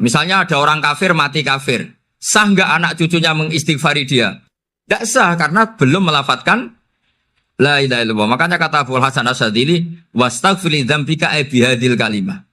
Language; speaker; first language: Indonesian; non-native, local second language; Javanese